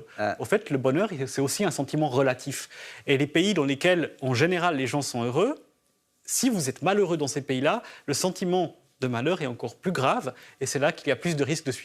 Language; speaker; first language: French; native; French